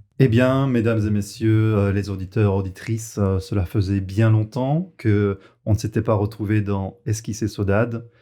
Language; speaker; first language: French; native; French